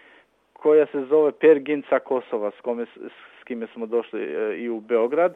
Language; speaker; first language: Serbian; non-native, local second language; Albanian